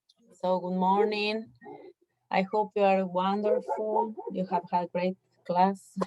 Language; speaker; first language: English; non-native, fluent; Spanish